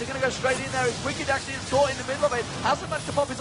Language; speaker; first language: English; native; English